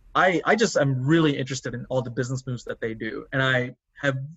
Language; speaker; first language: English; non-native, local second language; Tamil